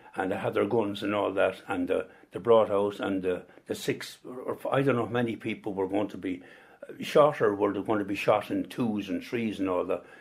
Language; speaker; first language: English; native; English